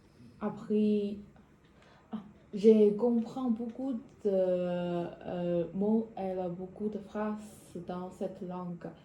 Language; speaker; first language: French; non-native, learner; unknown